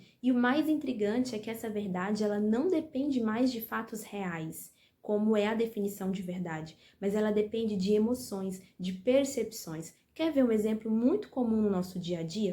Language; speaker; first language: Portuguese; native; Portuguese